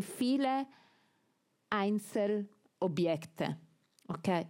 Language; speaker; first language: German; non-native, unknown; Italian